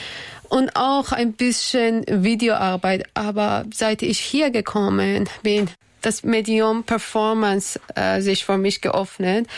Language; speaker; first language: German; non-native, fluent; Persian